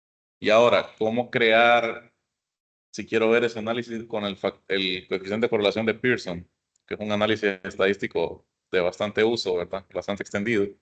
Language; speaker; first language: Spanish; native; Spanish